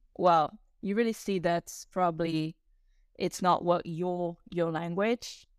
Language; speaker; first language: English; non-native, fluent; Italian